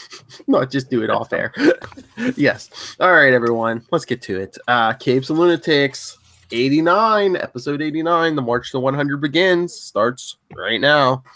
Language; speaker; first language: English; native; English